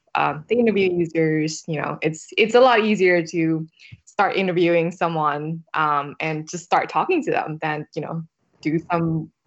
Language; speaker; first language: English; non-native, fluent; Vietnamese